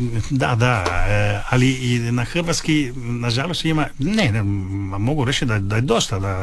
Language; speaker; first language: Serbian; early bilingual, heritage; Italian